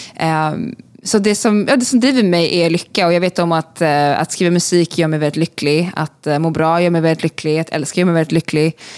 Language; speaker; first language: Swedish; native; Swedish